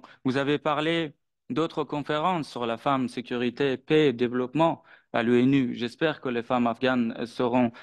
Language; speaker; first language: French; non-native, fluent; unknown